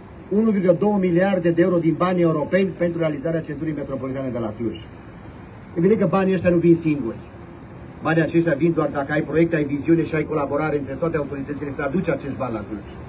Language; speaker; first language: Romanian; native; Romanian